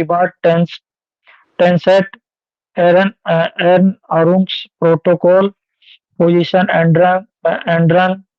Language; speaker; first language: German; non-native, learner; Hindi